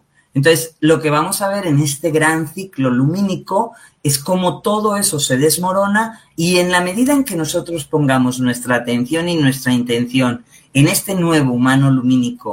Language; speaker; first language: Spanish; native; Spanish